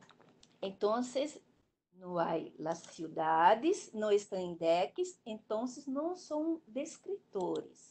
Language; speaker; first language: Spanish; non-native, learner; Portuguese